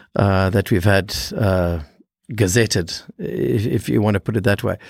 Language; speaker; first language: English; native; English